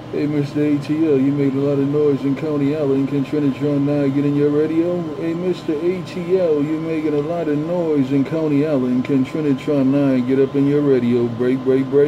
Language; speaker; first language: English; native; English